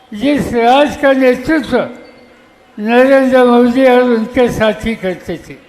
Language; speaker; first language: Hindi; non-native, local second language; Marathi